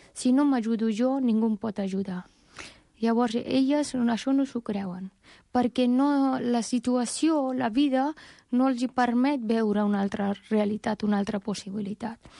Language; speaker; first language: Catalan; non-native, fluent; Persian